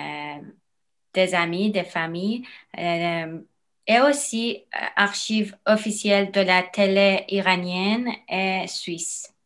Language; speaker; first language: French; non-native, learner; Persian